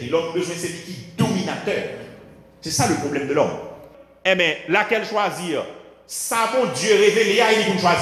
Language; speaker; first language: French; non-native, local second language; Haitian Creole